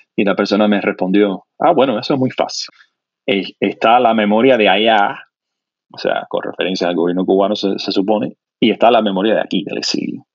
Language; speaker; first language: Spanish; non-native, fluent; English